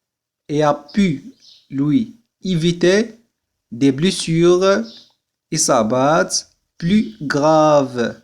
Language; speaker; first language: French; non-native, fluent; Arabic